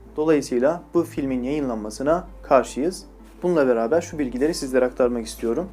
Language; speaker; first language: Turkish; native; Turkish